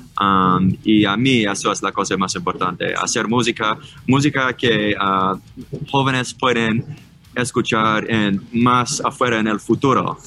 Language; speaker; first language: Spanish; non-native, learner; English